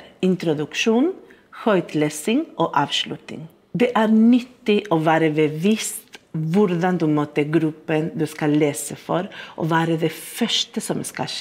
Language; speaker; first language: Norwegian; non-native, fluent; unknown